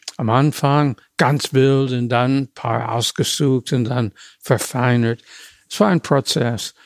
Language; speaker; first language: German; non-native, fluent; English